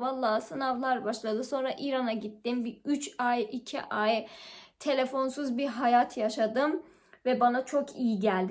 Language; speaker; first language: Turkish; non-native, learner; Persian